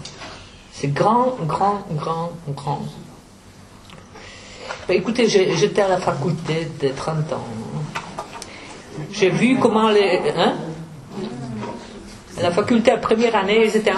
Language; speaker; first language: French; non-native, fluent; Czech